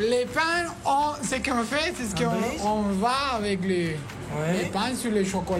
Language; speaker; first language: French; non-native, learner; Spanish